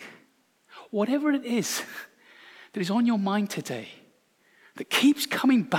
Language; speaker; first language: English; native; English